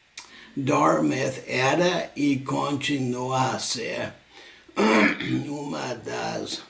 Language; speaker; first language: Portuguese; non-native, fluent; English